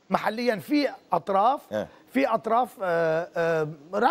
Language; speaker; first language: Arabic; native; Arabic